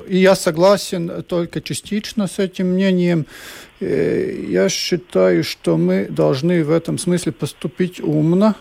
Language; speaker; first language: Russian; non-native, local second language; Latvian